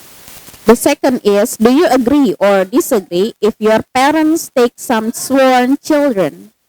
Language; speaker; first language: English; non-native, fluent; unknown